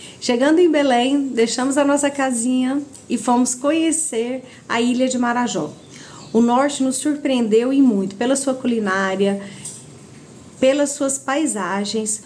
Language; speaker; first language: Portuguese; native; Portuguese